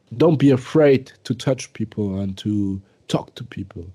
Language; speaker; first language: English; early bilingual, other home language; German